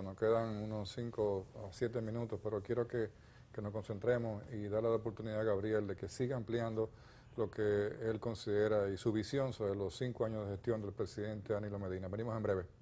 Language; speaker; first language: Spanish; native; Spanish